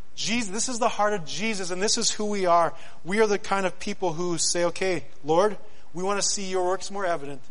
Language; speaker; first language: English; native; English